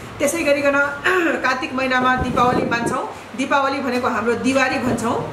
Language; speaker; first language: Nepali; non-native, local second language; Rana Tharu